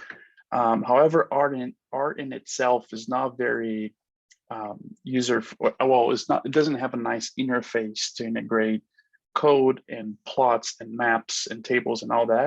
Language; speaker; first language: English; non-native, fluent; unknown